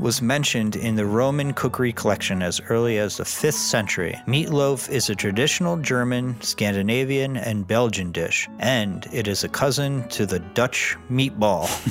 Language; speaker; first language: English; native; English